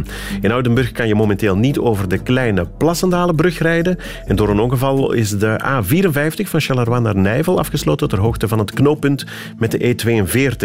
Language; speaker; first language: Dutch; native; Dutch